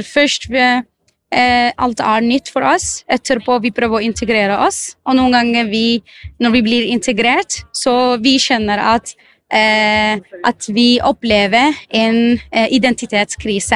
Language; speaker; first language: Norwegian; non-native, fluent; Arabic